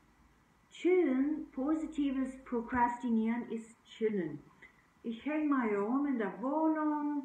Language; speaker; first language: German; non-native, fluent; English